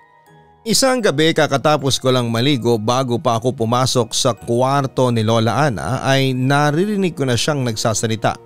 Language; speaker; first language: Filipino; native; Filipino